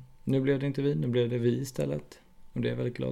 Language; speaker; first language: Swedish; native; Swedish